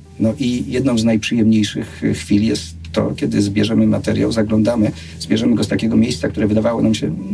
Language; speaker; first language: Polish; native; Polish